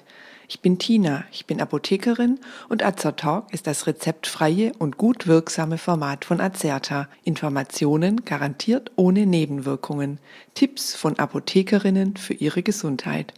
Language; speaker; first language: German; native; German